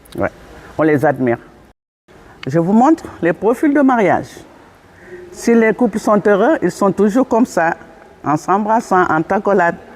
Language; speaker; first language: French; non-native, local second language; Wolof